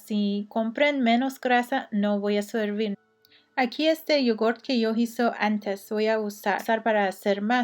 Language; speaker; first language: Spanish; non-native, learner; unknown